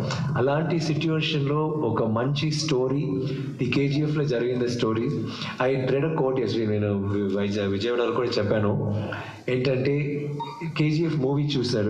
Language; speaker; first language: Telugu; non-native, learner; Tamil